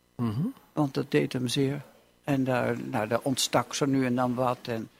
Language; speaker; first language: Dutch; native; Dutch